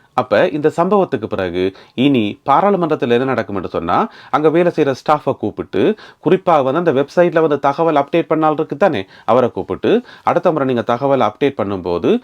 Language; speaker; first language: Tamil; native; Tamil